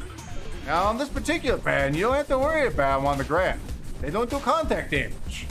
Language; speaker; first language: English; native; English